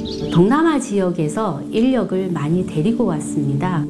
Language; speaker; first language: Korean; native; Korean